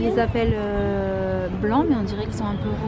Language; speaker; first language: French; native; French